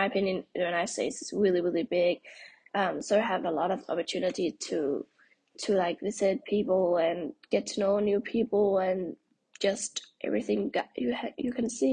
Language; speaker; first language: English; non-native, fluent; Danish